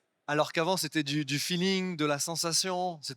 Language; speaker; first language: French; native; French